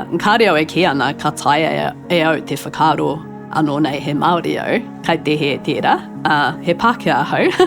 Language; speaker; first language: Māori; non-native, local second language; English